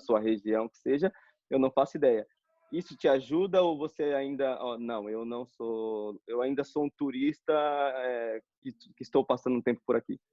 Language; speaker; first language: Portuguese; native; Portuguese